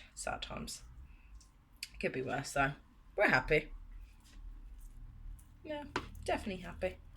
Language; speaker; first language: English; native; English